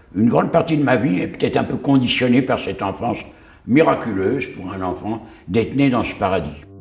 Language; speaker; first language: French; early bilingual, other home language; Yiddish